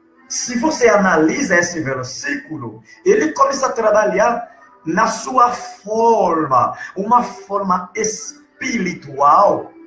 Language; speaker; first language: Portuguese; non-native, learner; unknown